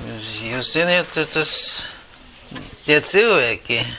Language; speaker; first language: Latvian; non-native, local second language; Russian